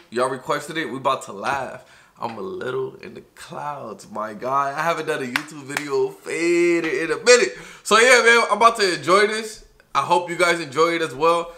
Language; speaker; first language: English; native; English